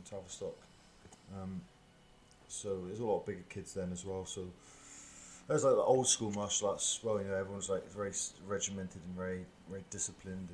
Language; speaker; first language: English; native; English